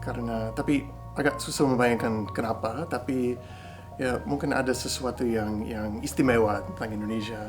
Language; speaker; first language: Indonesian; non-native, fluent; English